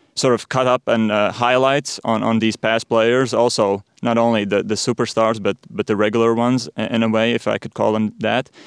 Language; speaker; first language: English; non-native, fluent; Latvian